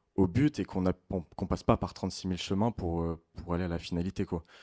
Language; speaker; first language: French; native; French